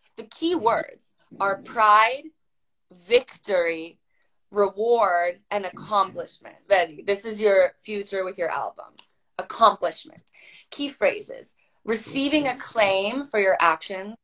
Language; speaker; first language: English; non-native, fluent; Croatian